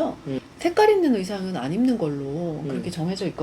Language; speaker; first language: Korean; native; Korean